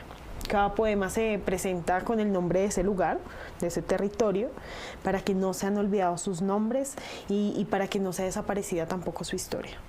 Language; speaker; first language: Spanish; native; Spanish